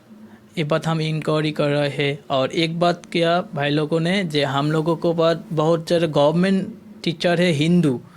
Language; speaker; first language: Hindi; non-native, learner; Bangla